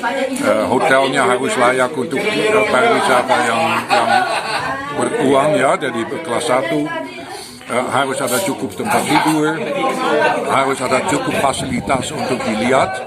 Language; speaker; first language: Indonesian; non-native, fluent; Dutch